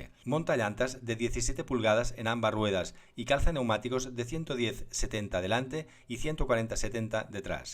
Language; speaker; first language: Spanish; native; Spanish